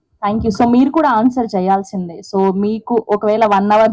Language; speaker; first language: Telugu; native; Telugu